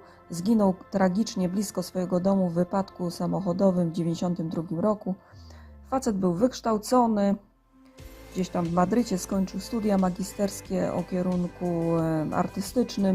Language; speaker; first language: Polish; native; Polish